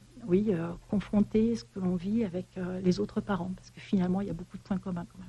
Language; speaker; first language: French; native; French